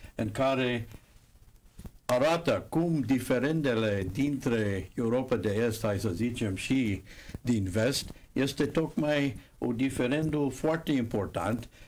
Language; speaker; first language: Romanian; non-native, fluent; English